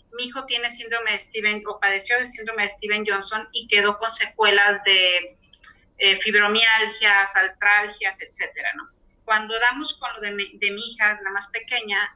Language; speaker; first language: Spanish; native; Spanish